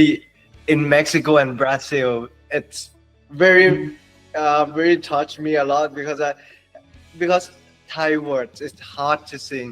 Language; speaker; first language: English; non-native, learner; Thai